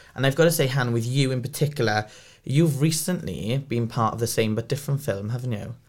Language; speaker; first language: English; native; English